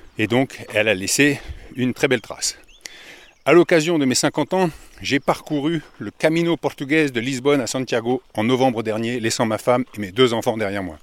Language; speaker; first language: French; native; French